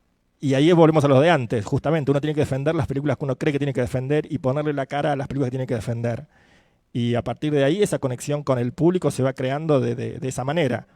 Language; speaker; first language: Spanish; native; Spanish